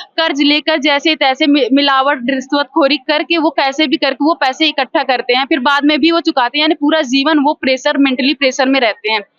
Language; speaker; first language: Hindi; native; Hindi